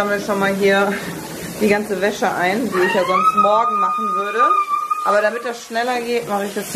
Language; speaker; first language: German; native; German